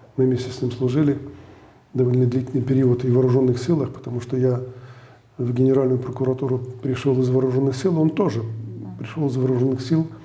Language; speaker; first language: Russian; native; Russian